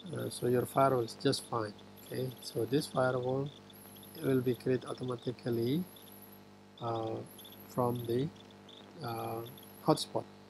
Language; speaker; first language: English; non-native, fluent; Indonesian